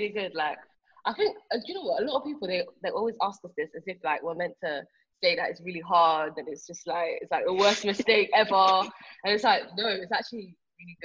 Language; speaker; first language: English; native; English